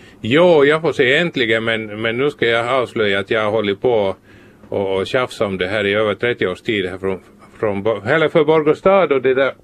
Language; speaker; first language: Swedish; native; Swedish